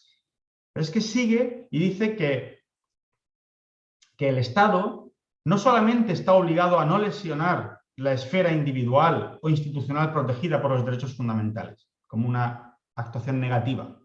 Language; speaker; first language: Spanish; native; Spanish